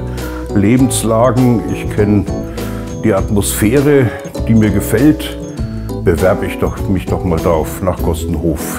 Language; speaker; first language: German; native; German